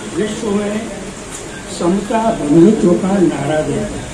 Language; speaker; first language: Hindi; non-native, local second language; Marathi